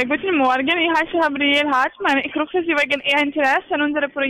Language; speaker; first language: German; non-native, learner; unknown